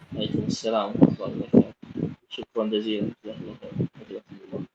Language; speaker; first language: Arabic; non-native, fluent; Indonesian